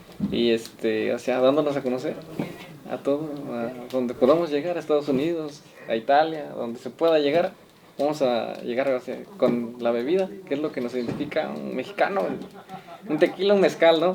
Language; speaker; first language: Spanish; native; Spanish